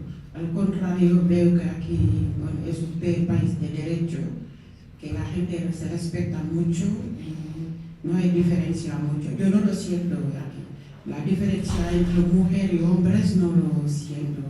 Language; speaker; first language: Spanish; non-native, local second language; Wolof